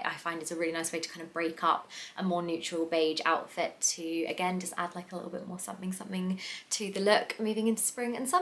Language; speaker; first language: English; native; English